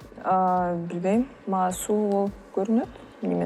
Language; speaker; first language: Kyrgyz; non-native, local second language; Russian